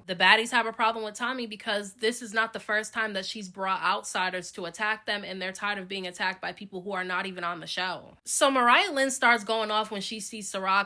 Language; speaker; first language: English; native; English